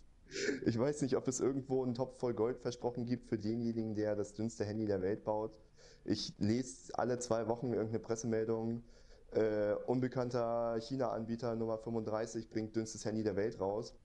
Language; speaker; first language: German; native; German